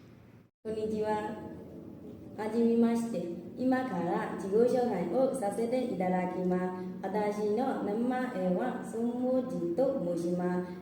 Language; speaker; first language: Japanese; non-native, learner; Burmese